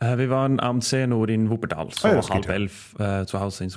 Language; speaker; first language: German; non-native, fluent; Norwegian